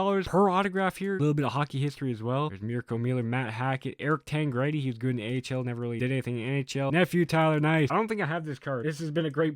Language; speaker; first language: English; native; English